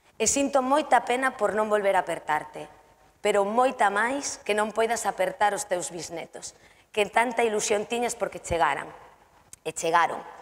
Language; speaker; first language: Galician; native; Galician